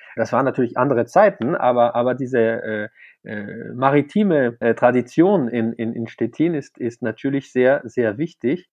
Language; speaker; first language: German; non-native, fluent; French